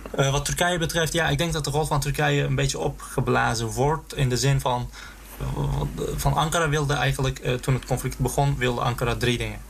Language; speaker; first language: Dutch; early bilingual, other home language; Azerbaijani